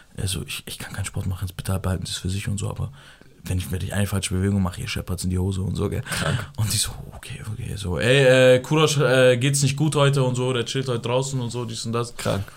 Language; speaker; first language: German; early bilingual, other home language; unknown